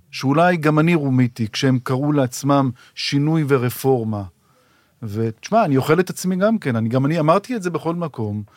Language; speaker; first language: Hebrew; native; Hebrew